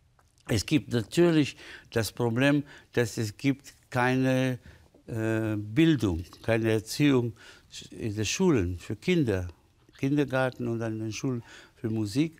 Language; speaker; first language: German; non-native, fluent; Spanish